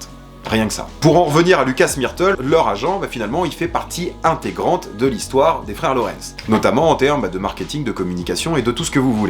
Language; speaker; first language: French; native; French